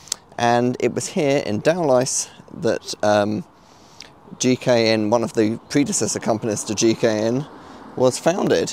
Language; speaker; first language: English; native; English